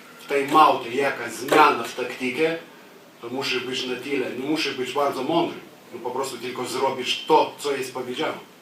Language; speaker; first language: Polish; non-native, learner; Lithuanian